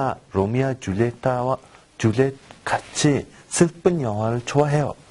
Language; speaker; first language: Korean; non-native, fluent; Mongolian